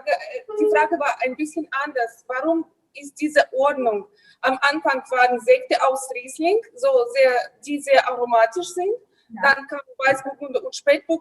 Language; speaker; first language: German; non-native, fluent; Russian